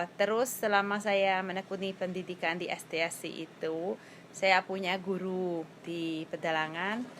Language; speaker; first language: Indonesian; non-native, fluent; Hungarian